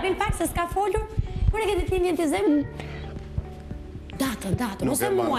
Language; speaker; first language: Albanian; native; Albanian